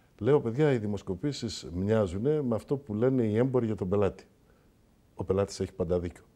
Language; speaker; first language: Greek; native; Greek